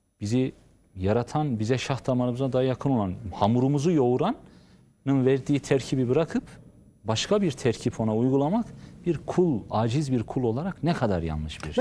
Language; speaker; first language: Turkish; native; Turkish